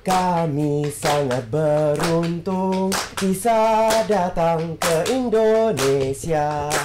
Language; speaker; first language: Indonesian; non-native, fluent; English